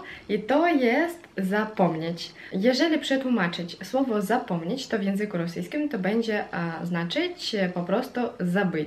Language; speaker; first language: Polish; non-native, fluent; Russian